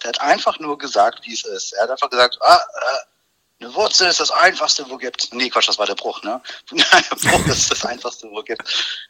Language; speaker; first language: German; native; German